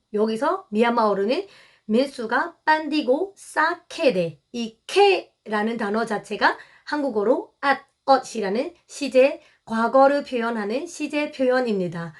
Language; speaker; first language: Korean; non-native, fluent; Burmese